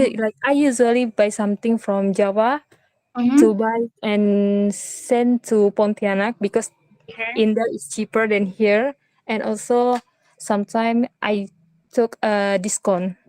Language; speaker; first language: English; non-native, learner; Indonesian